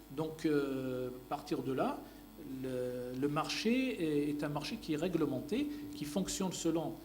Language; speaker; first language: French; non-native, local second language; Arabic